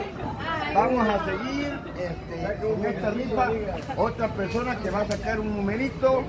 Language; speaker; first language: Spanish; native; Spanish